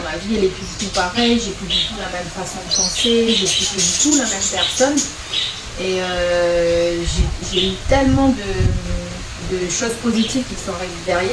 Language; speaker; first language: French; native; French